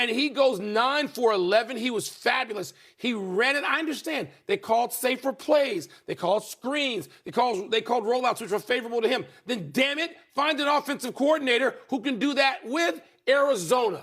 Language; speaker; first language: English; native; English